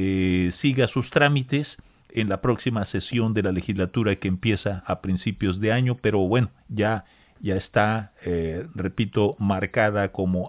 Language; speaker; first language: Spanish; native; Spanish